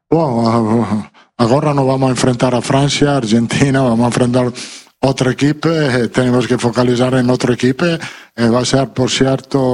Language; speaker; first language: Portuguese; non-native, fluent; Italian